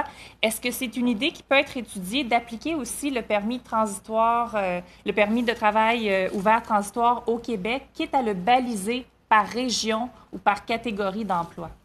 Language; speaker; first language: French; native; French